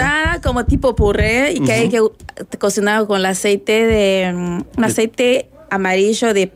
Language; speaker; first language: Spanish; non-native, fluent; Rundi